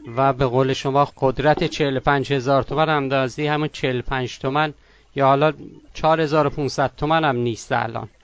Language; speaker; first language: Persian; native; Persian